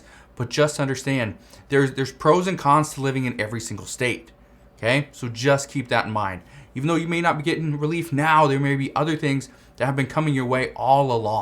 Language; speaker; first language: English; native; English